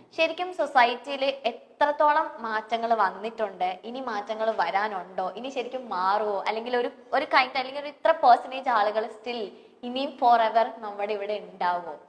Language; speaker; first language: Malayalam; native; Malayalam